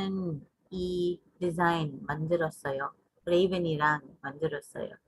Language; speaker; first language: Korean; non-native, learner; English